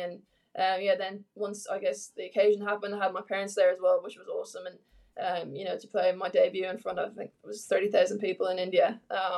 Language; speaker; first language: English; native; English